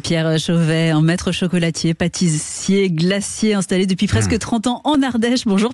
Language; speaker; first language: French; native; French